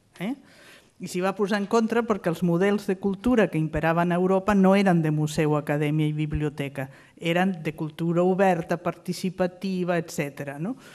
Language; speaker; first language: Catalan; non-native, fluent; Spanish